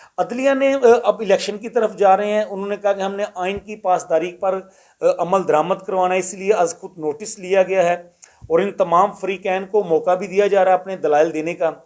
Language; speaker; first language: Urdu; non-native, local second language; Punjabi